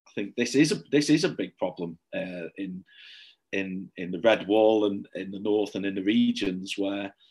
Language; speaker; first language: English; native; English